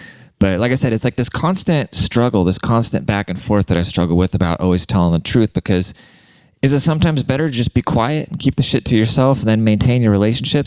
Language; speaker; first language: English; native; English